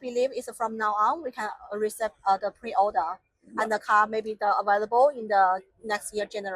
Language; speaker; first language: English; non-native, fluent; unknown